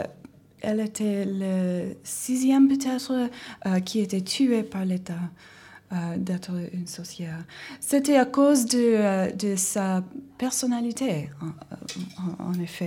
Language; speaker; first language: French; non-native, learner; English